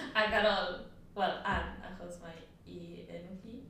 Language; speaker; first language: Welsh; non-native, learner; Spanish